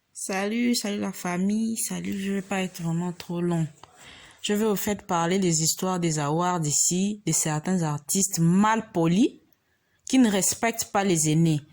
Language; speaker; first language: French; non-native, local second language; Lingala